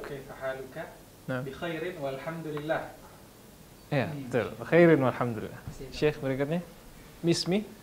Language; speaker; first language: Arabic; non-native, fluent; Indonesian